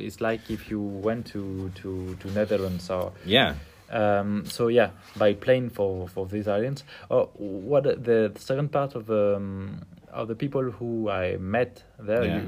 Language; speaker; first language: English; non-native, fluent; French